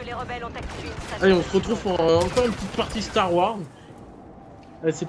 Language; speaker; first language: French; native; French